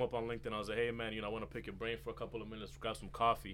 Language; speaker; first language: English; native; English